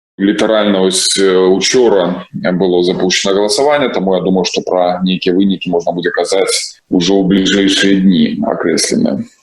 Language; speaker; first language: Belarusian; non-native, local second language; Russian